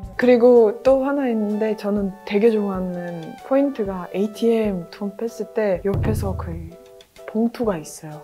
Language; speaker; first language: Korean; non-native, fluent; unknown